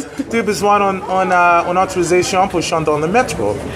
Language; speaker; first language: French; non-native, learner; English